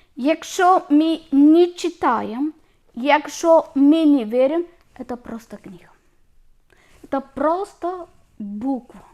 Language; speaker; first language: Ukrainian; non-native, learner; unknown